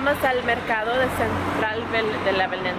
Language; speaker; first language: Spanish; early bilingual, heritage; Spanish